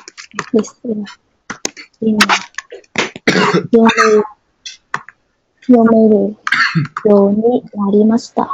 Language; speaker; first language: Japanese; non-native, learner; Vietnamese